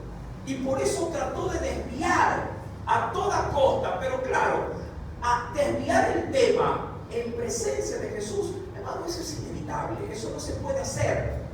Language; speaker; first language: Spanish; native; Spanish